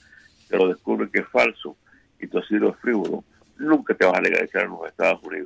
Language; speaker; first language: Spanish; native; Spanish